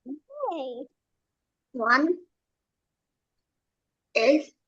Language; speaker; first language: English; non-native, learner; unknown